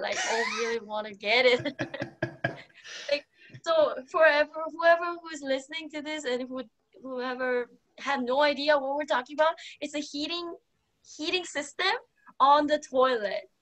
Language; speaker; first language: English; non-native, fluent; Korean